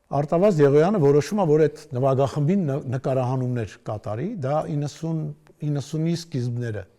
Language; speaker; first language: Armenian; native; Armenian